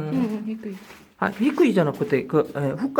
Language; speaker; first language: Japanese; non-native, learner; Korean